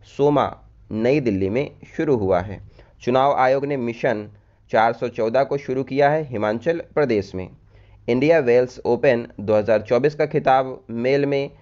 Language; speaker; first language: Hindi; native; Hindi